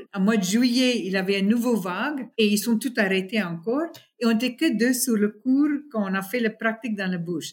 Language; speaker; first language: French; non-native, fluent; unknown